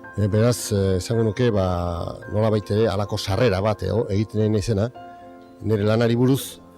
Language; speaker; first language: Basque; non-native, local second language; Spanish